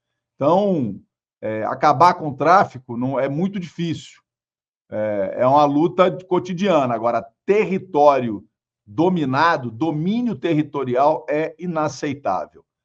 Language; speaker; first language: Portuguese; native; Portuguese